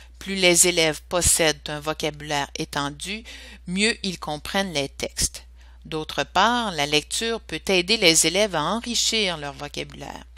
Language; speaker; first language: French; native; French